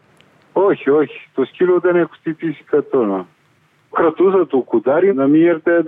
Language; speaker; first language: Greek; non-native, learner; Bulgarian